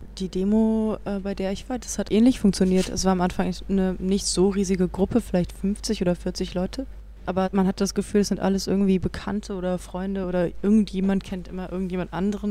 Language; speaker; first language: German; native; German